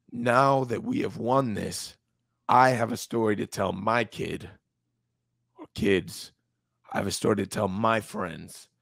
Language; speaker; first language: English; early bilingual, other home language; Spanish